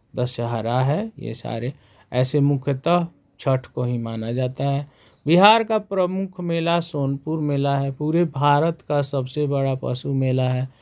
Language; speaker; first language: Hindi; native; Hindi